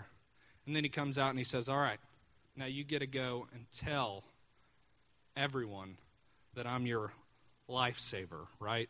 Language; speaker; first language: English; native; English